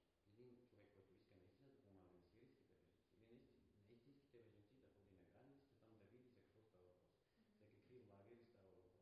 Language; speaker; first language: Bulgarian; non-native, fluent; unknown